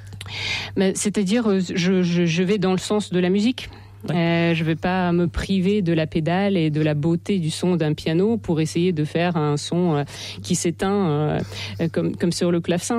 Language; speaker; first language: French; non-native, fluent; Russian